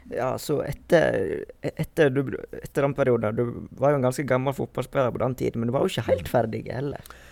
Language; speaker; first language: Norwegian; native; Norwegian